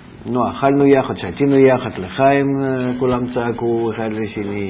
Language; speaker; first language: Hebrew; non-native, fluent; Russian